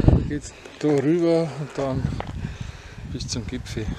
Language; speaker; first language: German; native; German